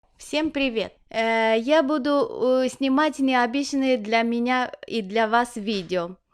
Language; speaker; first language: Russian; non-native, local second language; Armenian